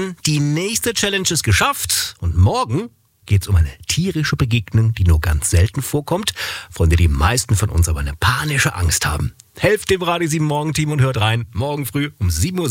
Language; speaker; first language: German; native; German